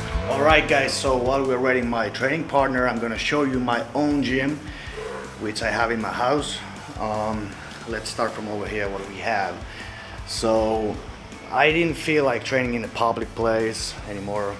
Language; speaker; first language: English; non-native, fluent; Finnish